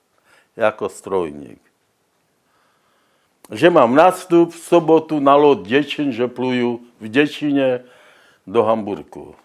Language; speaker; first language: Czech; non-native, local second language; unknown